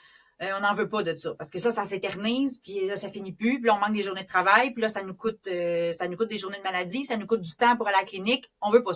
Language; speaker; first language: French; native; French